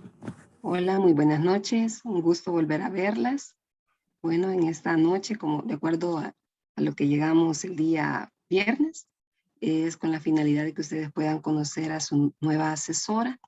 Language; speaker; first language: Spanish; native; Spanish